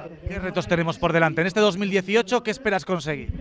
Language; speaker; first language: Spanish; native; Spanish